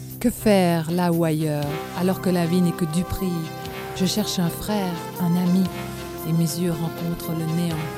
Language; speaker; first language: French; native; French